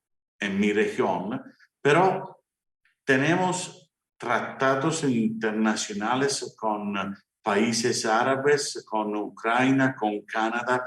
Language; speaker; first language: Spanish; non-native, fluent; Italian